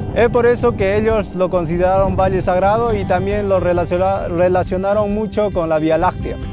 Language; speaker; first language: Spanish; non-native, local second language; Quechua